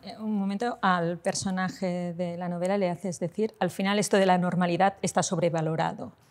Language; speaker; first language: Spanish; non-native, local second language; Catalan